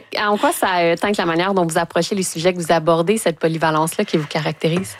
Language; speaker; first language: French; native; French